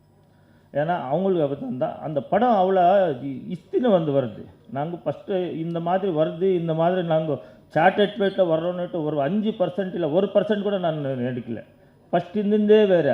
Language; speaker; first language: Tamil; non-native, learner; Kannada